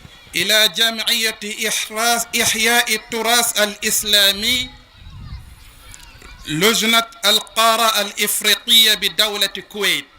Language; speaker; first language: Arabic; non-native, fluent; Wolof